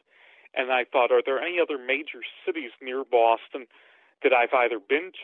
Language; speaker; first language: English; native; English